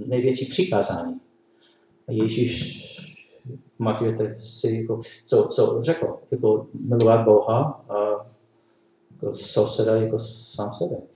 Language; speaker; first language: Czech; non-native, learner; English